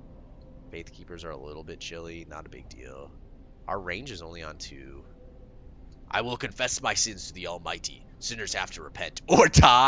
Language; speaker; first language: English; native; English